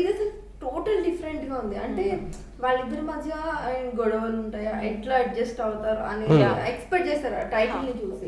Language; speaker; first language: Telugu; native; Telugu